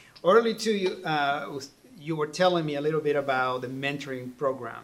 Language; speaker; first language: English; non-native, fluent; Spanish